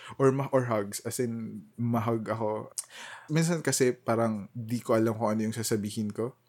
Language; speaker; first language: Filipino; native; Filipino